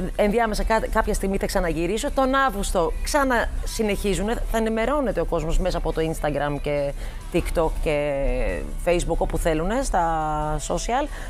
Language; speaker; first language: Greek; early bilingual, heritage; Greek